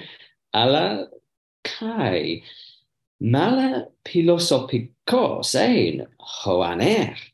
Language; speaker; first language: Greek; non-native, learner; English